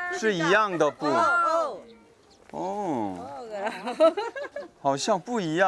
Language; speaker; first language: Chinese; non-native, learner; Korean